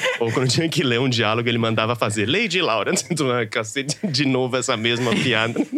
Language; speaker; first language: Portuguese; native; Portuguese